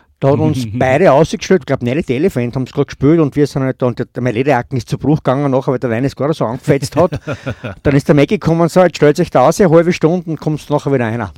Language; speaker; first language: German; native; German